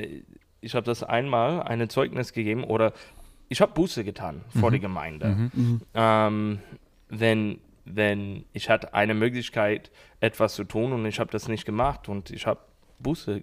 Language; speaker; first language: German; non-native, learner; English